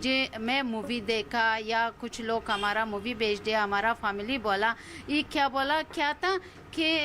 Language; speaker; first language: Hindi; non-native, learner; Persian